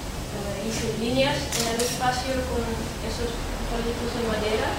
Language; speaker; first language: Spanish; non-native, fluent; Dutch